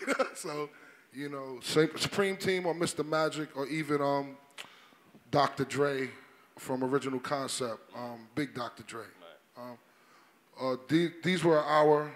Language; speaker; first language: English; native; English